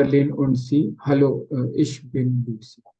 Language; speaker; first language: German; non-native, learner; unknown